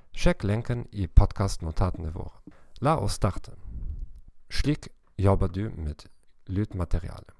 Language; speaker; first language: Norwegian; non-native, learner; German